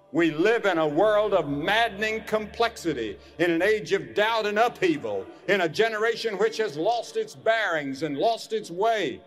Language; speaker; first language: English; native; English